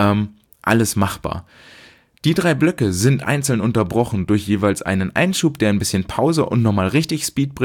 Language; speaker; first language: German; native; German